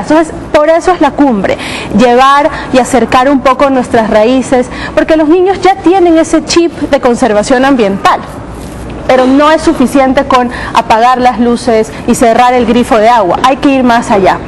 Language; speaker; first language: Spanish; native; Spanish